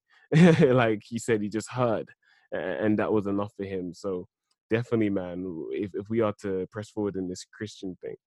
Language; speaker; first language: English; native; English